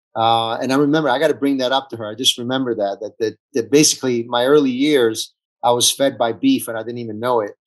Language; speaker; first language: English; early bilingual, other home language; Italian